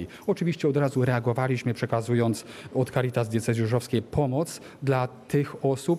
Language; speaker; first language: Polish; native; Polish